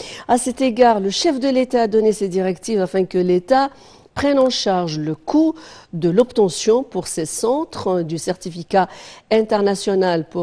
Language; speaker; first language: French; non-native, fluent; Arabic